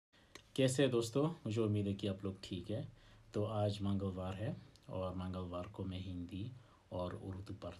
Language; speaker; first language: Hindi; non-native, learner; English